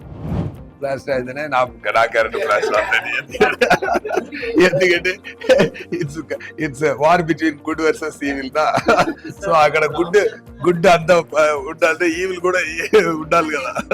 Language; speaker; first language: Telugu; non-native, fluent; Tamil